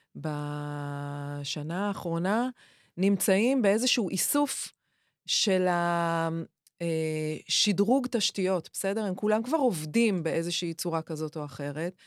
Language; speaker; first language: Hebrew; native; Hebrew